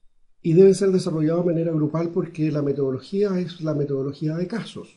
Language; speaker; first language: Spanish; native; Spanish